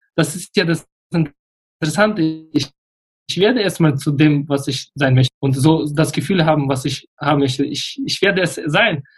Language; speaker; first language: German; early bilingual, other home language; Russian